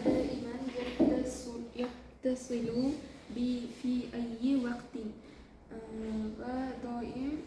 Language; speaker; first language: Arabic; non-native, learner; Uzbek